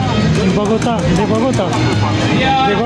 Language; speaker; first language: Spanish; non-native, learner; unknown